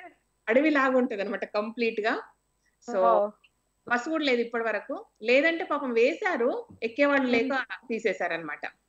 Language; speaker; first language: Telugu; native; Telugu